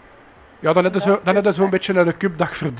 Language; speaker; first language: Dutch; native; Dutch